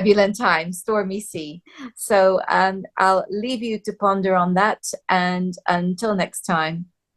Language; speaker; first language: English; native; English